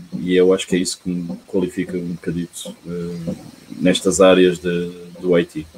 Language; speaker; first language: Portuguese; early bilingual, heritage; Portuguese